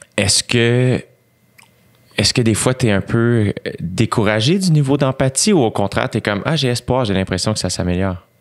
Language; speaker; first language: French; native; French